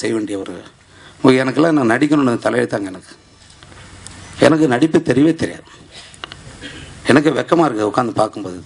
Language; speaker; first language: Tamil; native; Tamil